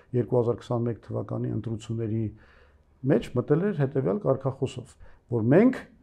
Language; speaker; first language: Armenian; native; Armenian